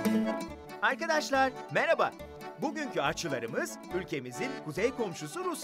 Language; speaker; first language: Turkish; native; Turkish